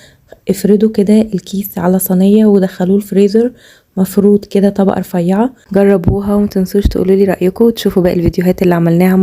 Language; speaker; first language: Arabic; native; Arabic